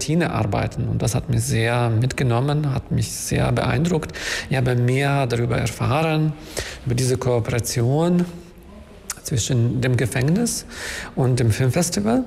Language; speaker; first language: German; non-native, fluent; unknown